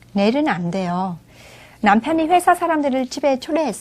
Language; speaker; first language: Korean; non-native, fluent; Vietnamese